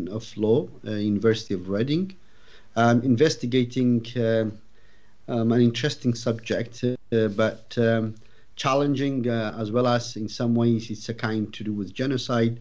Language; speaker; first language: English; non-native, fluent; Arabic